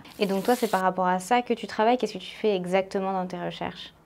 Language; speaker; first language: French; native; French